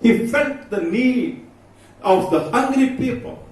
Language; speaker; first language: English; non-native, local second language; Telugu